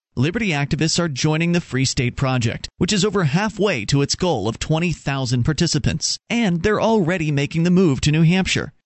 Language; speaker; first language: English; native; English